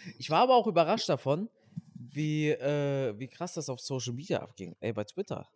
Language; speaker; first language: German; native; German